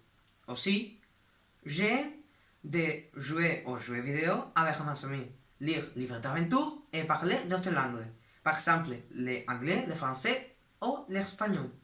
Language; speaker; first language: French; non-native, learner; Spanish